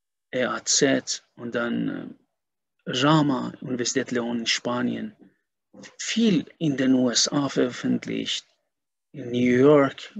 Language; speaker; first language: German; non-native, fluent; Persian